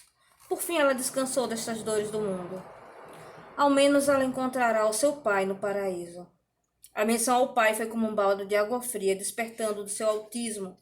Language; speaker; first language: Portuguese; native; Portuguese